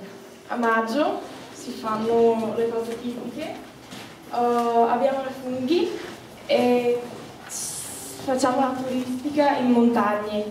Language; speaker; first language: Italian; early bilingual, heritage; Slovak